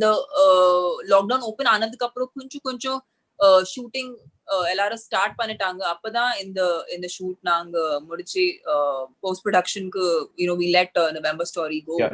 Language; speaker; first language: Tamil; non-native, local second language; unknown